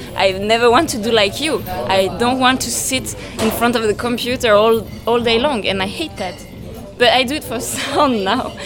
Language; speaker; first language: English; non-native, fluent; French